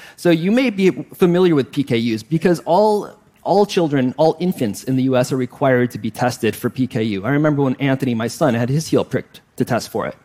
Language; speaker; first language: English; native; English